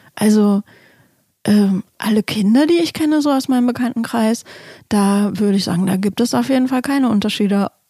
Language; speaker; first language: German; native; German